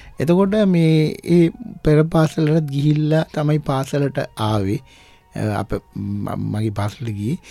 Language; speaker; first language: Sinhala; non-native, local second language; Tamil